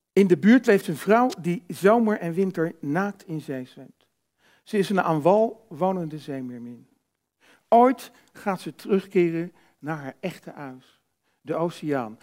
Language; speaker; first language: Dutch; native; Dutch